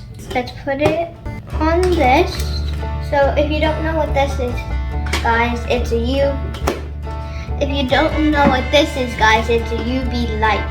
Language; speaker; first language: English; native; English